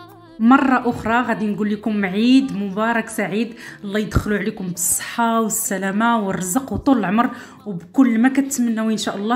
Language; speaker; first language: Arabic; native; Arabic